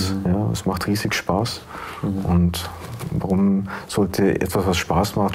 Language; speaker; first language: German; native; German